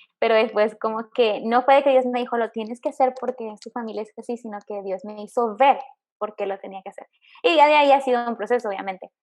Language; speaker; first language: Spanish; native; Spanish